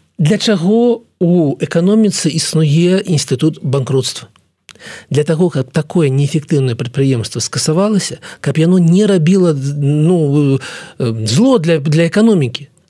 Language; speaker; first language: Belarusian; native; Belarusian